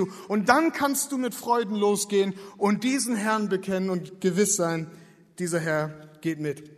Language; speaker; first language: German; native; German